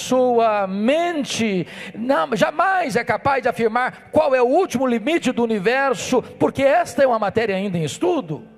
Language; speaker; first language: Portuguese; native; Portuguese